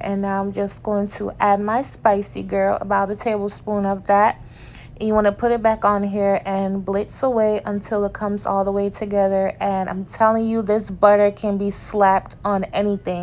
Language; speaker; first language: English; native; English